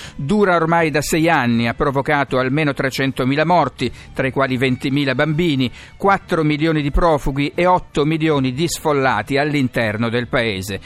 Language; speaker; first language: Italian; native; Italian